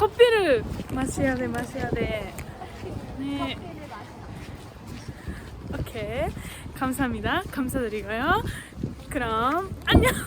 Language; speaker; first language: Korean; non-native, learner; Japanese